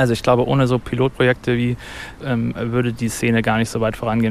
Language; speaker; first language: German; native; German